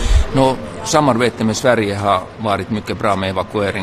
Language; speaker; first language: Swedish; non-native, local second language; Finnish